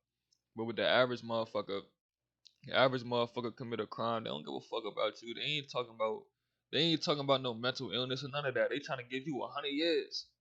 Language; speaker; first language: English; native; English